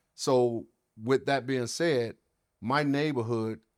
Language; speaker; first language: English; native; English